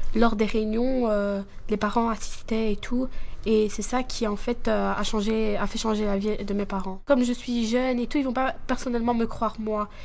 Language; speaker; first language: French; native; French